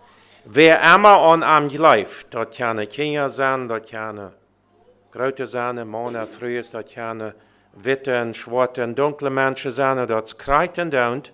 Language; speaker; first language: German; early bilingual, heritage; Plautdietsch